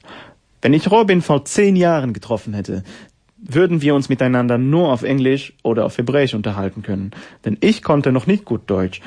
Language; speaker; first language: German; non-native, fluent; Hebrew